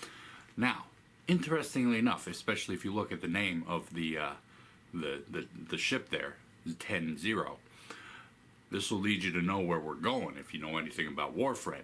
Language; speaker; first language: English; native; English